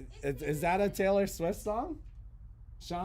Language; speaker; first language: English; native; English